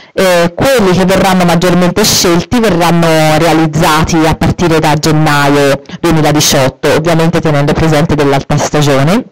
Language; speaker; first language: Italian; native; Italian